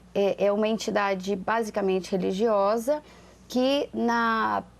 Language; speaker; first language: Portuguese; native; Portuguese